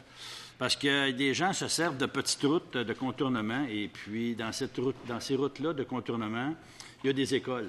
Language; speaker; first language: French; native; French